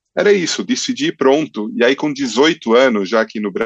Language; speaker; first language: Portuguese; early bilingual, other home language; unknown